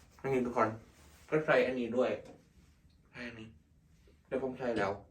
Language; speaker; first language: Thai; early bilingual, heritage; Thai